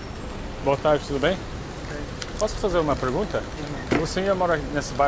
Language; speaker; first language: Portuguese; non-native, learner; English